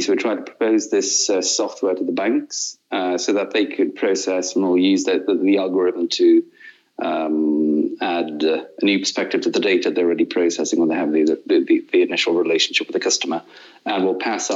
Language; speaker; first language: English; non-native, fluent; Russian